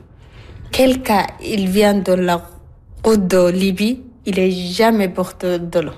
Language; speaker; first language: French; non-native, learner; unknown